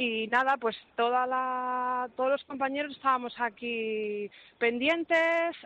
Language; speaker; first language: Spanish; native; Spanish